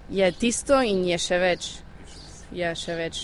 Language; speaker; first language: Slovenian; early bilingual, heritage; Slovenian